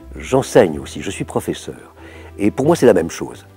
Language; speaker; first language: French; native; French